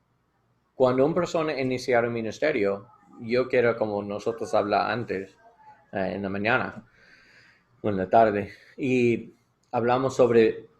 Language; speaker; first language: Spanish; non-native, learner; English